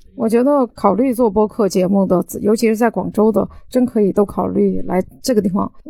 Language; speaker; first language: Chinese; non-native, local second language; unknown